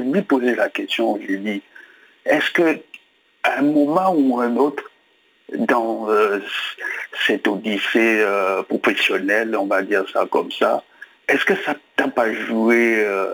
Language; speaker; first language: French; native; French